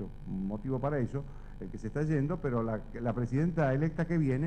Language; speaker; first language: Spanish; native; Spanish